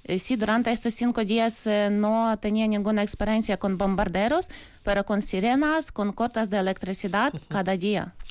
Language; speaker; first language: Spanish; non-native, learner; Ukrainian